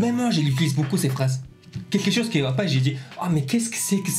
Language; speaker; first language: French; non-native, learner; Mongolian